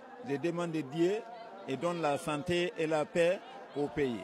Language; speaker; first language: French; non-native, local second language; Mossi